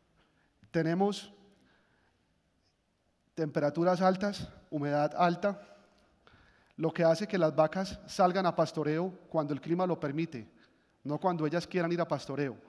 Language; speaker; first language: Spanish; native; Spanish